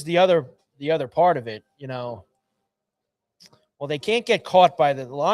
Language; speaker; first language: English; native; English